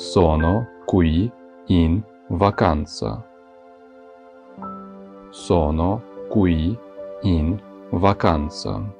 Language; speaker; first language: Italian; non-native, fluent; Ukrainian